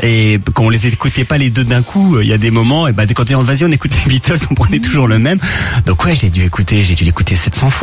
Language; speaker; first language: French; native; French